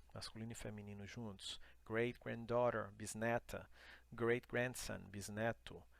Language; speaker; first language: Portuguese; native; Portuguese